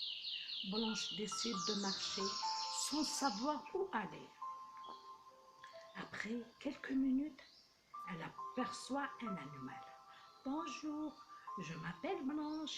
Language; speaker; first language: French; non-native, local second language; Arabic